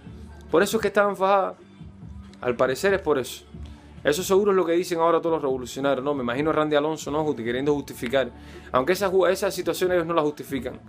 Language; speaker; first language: Spanish; native; Spanish